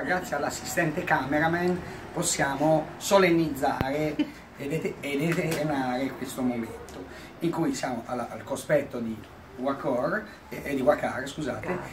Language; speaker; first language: Italian; native; Italian